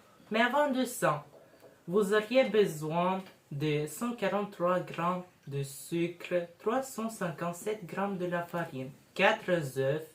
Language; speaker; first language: French; non-native, learner; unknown